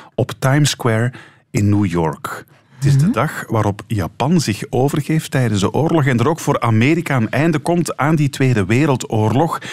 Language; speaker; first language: Dutch; native; Dutch